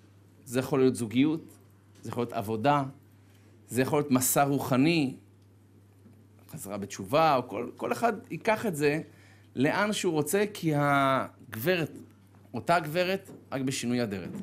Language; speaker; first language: Hebrew; native; Hebrew